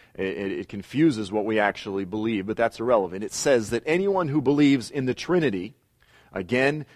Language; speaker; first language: English; native; English